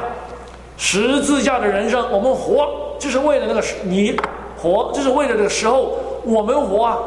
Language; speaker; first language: Chinese; non-native, fluent; Cantonese